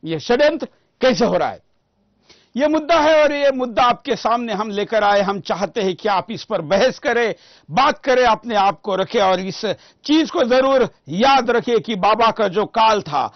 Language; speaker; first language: Hindi; non-native, local second language; Marathi